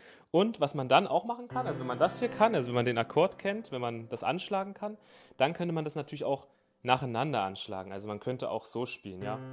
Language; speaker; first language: German; native; German